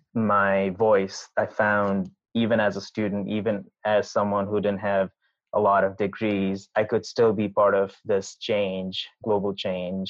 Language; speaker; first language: English; non-native, local second language; Nepali